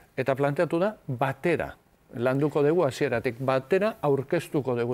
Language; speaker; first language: Basque; native; Basque